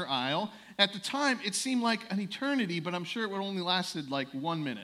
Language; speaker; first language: English; native; English